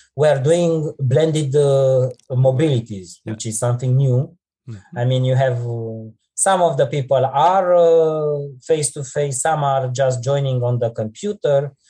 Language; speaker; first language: English; non-native, fluent; Romanian